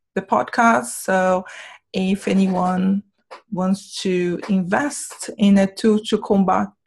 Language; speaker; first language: English; non-native, fluent; Portuguese